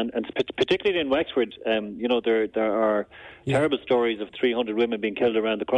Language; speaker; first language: English; native; English